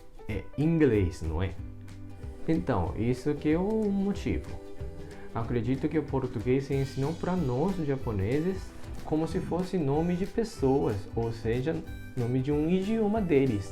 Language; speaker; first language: Portuguese; non-native, fluent; Japanese